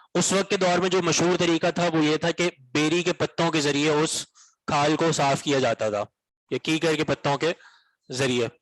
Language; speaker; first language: Urdu; native; Urdu